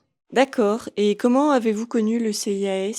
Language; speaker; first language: French; native; French